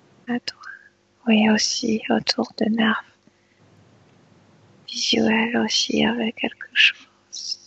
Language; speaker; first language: French; non-native, fluent; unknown